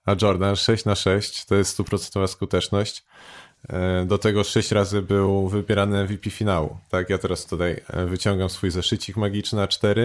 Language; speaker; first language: Polish; native; Polish